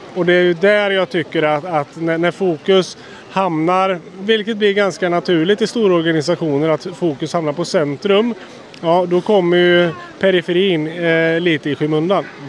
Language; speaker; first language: Swedish; native; Swedish